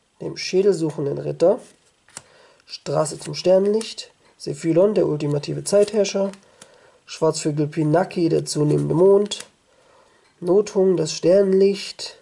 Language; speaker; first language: German; native; German